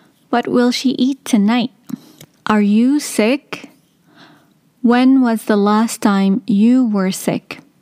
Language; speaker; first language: English; non-native, fluent; Arabic